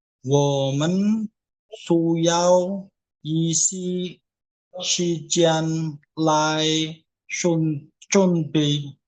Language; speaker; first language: Chinese; non-native, learner; Indonesian